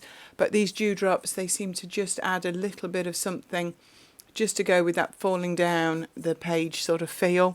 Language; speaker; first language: English; native; English